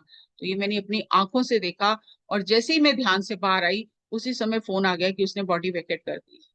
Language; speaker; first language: Hindi; native; Hindi